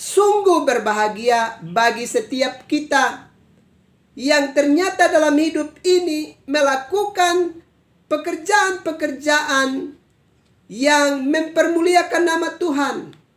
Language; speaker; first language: Indonesian; native; Indonesian